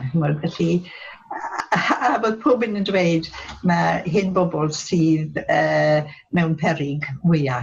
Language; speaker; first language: Welsh; non-native, local second language; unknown